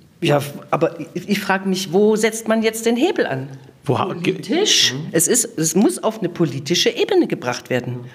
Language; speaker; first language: German; native; German